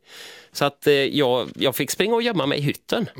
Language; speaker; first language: Swedish; native; Swedish